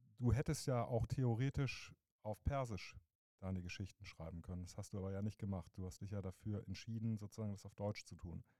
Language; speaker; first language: German; native; German